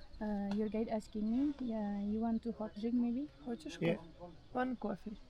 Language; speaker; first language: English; non-native, learner; Ukrainian